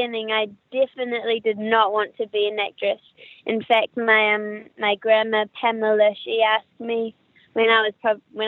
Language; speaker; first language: English; native; English